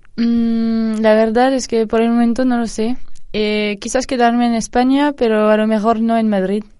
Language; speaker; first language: Spanish; non-native, fluent; French